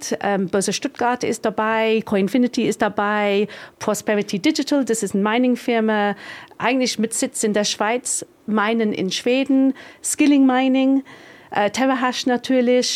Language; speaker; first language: German; non-native, fluent; English